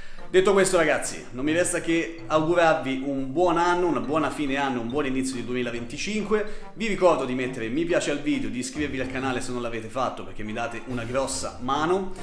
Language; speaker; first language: Italian; native; Italian